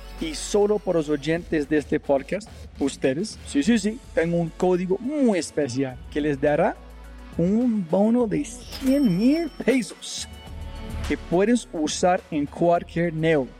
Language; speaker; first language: Spanish; non-native, fluent; English